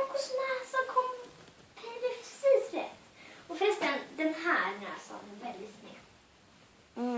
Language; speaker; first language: Swedish; native; Swedish